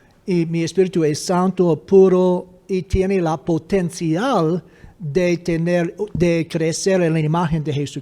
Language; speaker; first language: Spanish; non-native, fluent; English